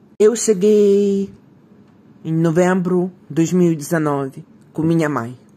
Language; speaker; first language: Portuguese; non-native, fluent; Ukrainian